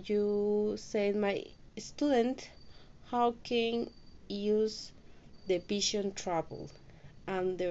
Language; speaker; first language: English; non-native, learner; Spanish